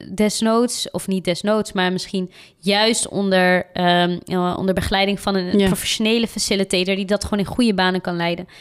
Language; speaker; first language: Dutch; early bilingual, other home language; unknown